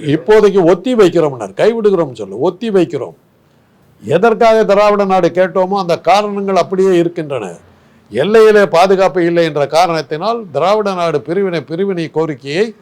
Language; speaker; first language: Tamil; non-native, local second language; Telugu